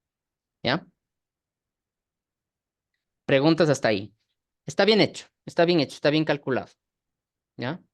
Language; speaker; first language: Spanish; native; Spanish